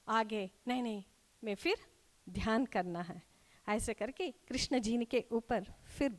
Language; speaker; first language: Hindi; non-native, local second language; Kannada